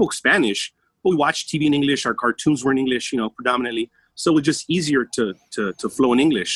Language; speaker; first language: English; early bilingual, other home language; Spanish